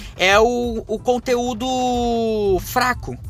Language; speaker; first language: Portuguese; early bilingual, other home language; Japanese